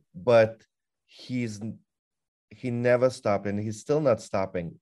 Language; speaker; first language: English; non-native, fluent; Lithuanian